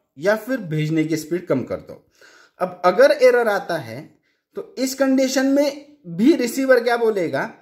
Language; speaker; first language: Hindi; non-native, local second language; Marathi